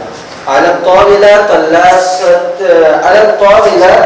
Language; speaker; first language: Arabic; non-native, learner; Urdu